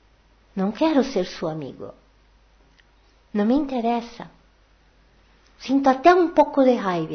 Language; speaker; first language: Portuguese; non-native, learner; Spanish